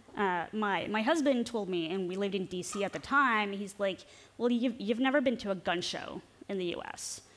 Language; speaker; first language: English; non-native, fluent; Norwegian